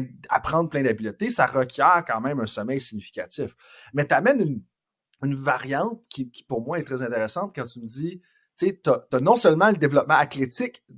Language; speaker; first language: French; native; French